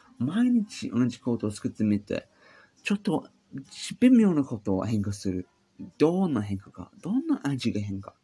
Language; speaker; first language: Japanese; non-native, learner; English